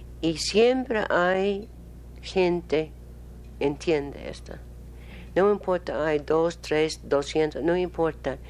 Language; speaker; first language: Spanish; non-native, learner; English